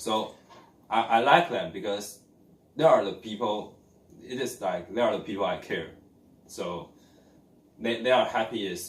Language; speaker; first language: English; non-native, learner; Chinese